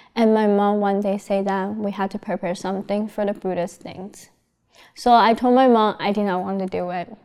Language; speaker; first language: English; non-native, fluent; Chinese